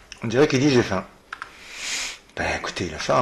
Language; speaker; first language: French; native; French